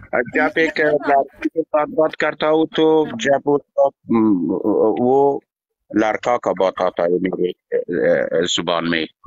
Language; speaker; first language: Hindi; non-native, learner; Persian